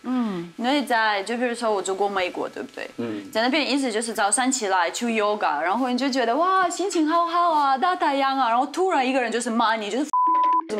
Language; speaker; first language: Chinese; non-native, fluent; French